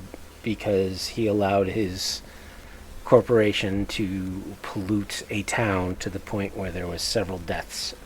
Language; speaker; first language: English; native; English